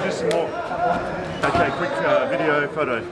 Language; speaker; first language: English; native; English